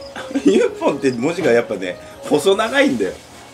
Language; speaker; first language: Japanese; native; Japanese